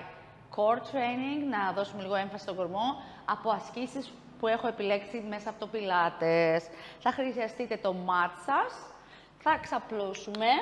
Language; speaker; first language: Greek; native; Greek